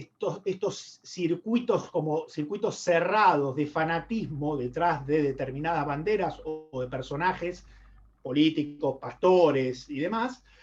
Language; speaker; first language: Spanish; native; Spanish